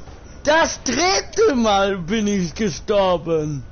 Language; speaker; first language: German; non-native, learner; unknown